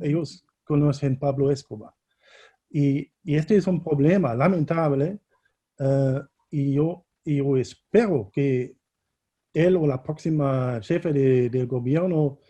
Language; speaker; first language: Spanish; non-native, fluent; German